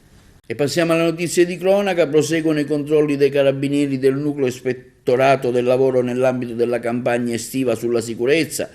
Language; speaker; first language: Italian; native; Italian